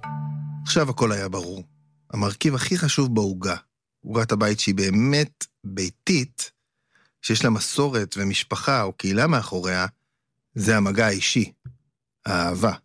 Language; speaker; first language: Hebrew; native; Hebrew